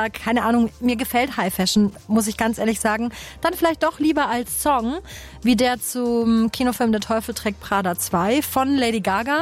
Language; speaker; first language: German; native; German